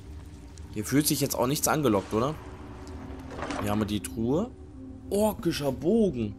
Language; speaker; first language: German; native; German